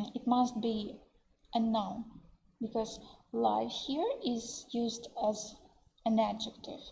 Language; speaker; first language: English; non-native, fluent; Russian